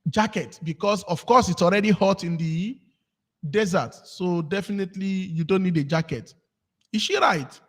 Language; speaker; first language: English; non-native, local second language; Yoruba